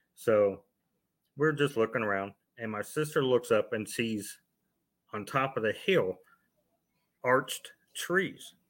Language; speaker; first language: English; native; English